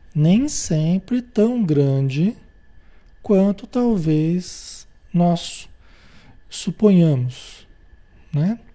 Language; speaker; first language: Portuguese; native; Portuguese